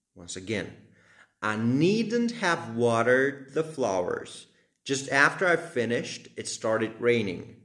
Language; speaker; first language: English; non-native, fluent; Slovak